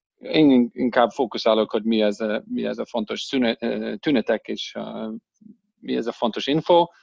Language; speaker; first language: Hungarian; non-native, fluent; English